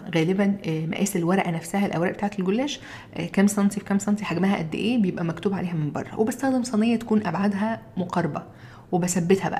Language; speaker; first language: Arabic; native; Arabic